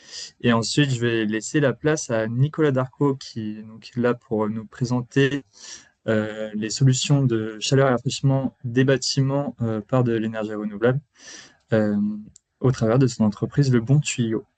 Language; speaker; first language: French; native; French